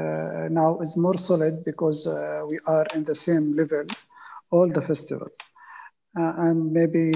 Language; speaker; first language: English; non-native, fluent; Arabic